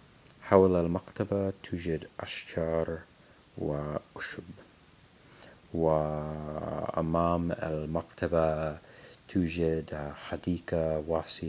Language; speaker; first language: Arabic; non-native, learner; English